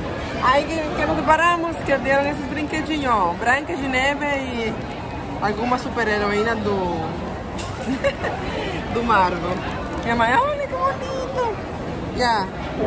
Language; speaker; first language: Portuguese; non-native, fluent; Spanish